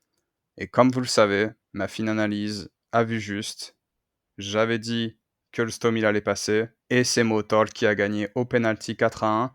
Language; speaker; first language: French; native; French